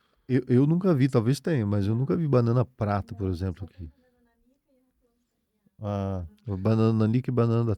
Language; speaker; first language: Portuguese; native; Portuguese